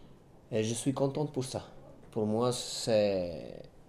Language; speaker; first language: French; non-native, learner; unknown